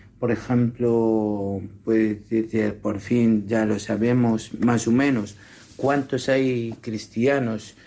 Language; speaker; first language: Spanish; non-native, learner; Assyrian Neo-Aramaic